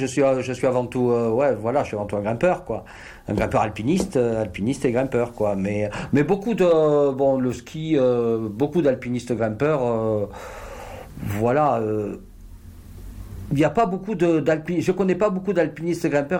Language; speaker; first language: French; native; French